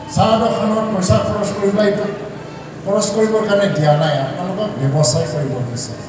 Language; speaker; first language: Assamese; non-native, local second language; Bodo